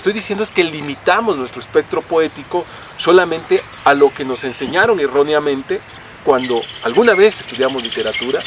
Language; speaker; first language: Spanish; native; Spanish